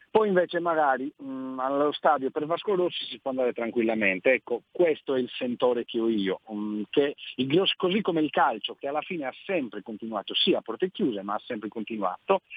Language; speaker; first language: Italian; native; Italian